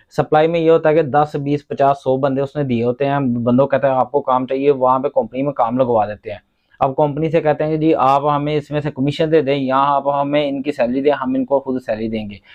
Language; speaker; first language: Urdu; non-native, local second language; Punjabi